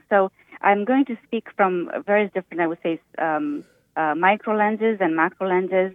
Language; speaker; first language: English; early bilingual, other home language; Romanian